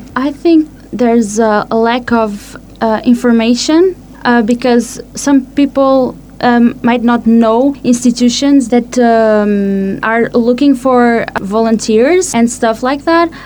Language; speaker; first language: English; non-native, fluent; Portuguese